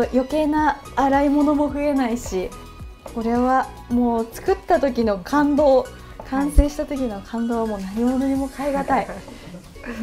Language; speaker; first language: Japanese; native; Japanese